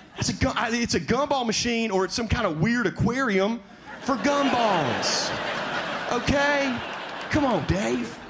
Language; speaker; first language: English; native; English